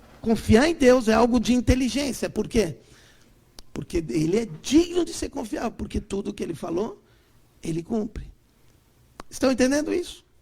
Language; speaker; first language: Portuguese; native; Portuguese